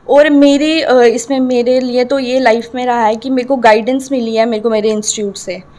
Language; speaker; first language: Hindi; native; Hindi